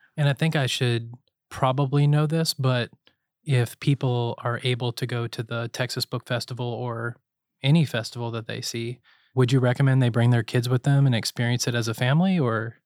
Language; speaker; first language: English; native; English